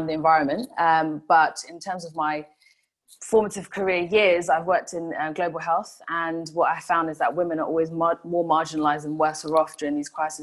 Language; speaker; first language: English; non-native, local second language; Swahili